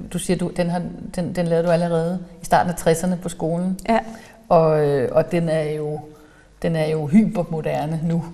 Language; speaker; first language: Danish; native; Danish